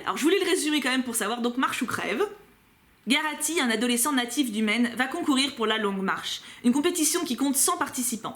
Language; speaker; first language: French; native; French